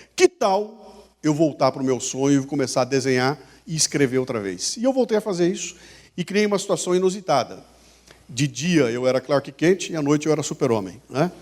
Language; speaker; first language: Portuguese; native; Portuguese